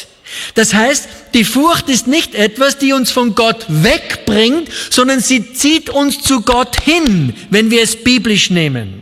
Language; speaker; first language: German; native; German